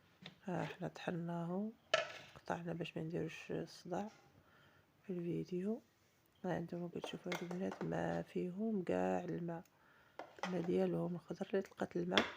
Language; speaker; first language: Arabic; native; Arabic